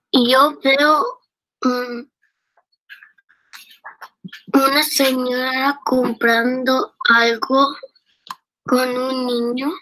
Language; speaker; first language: Spanish; early bilingual, heritage; Spanish